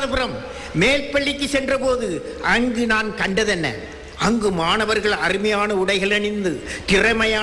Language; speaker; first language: Tamil; native; Tamil